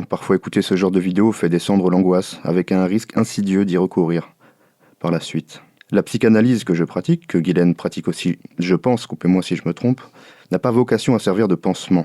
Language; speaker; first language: French; native; French